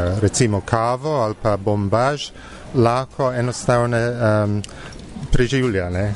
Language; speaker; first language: Slovenian; non-native, fluent; English